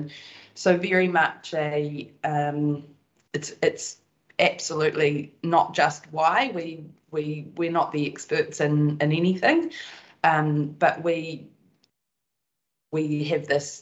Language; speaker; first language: English; native; English